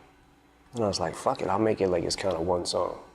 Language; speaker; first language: English; native; English